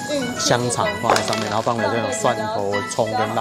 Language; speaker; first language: Chinese; native; Chinese